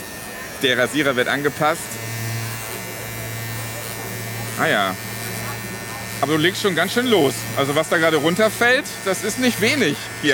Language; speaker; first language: German; native; German